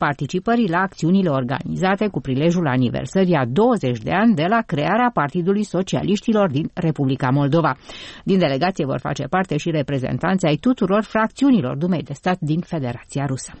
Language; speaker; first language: Romanian; native; Romanian